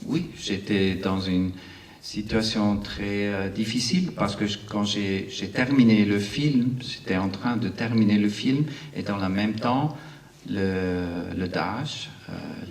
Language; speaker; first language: French; non-native, local second language; Arabic